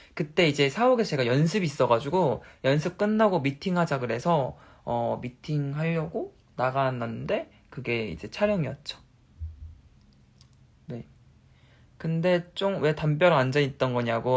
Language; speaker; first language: Korean; native; Korean